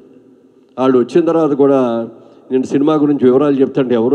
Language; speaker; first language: Telugu; native; Telugu